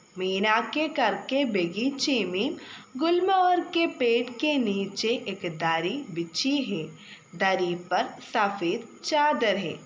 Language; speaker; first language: Hindi; non-native, local second language; Malayalam